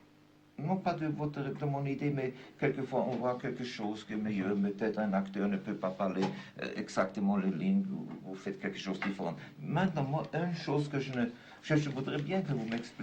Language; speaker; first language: French; non-native, fluent; German